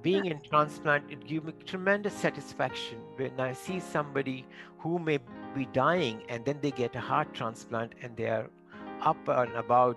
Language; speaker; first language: English; non-native, local second language; Marathi